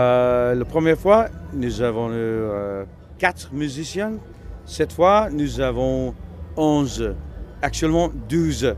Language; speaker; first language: French; non-native, learner; English